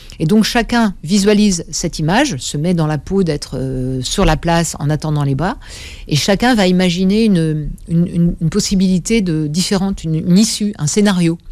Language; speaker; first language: French; native; French